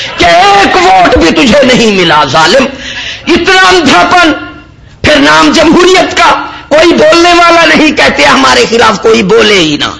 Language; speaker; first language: Urdu; non-native, local second language; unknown